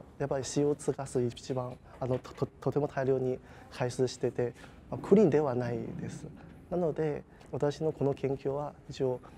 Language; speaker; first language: Japanese; non-native, fluent; Chinese